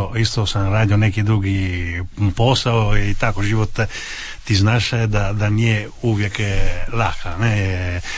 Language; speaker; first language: Croatian; non-native, learner; Italian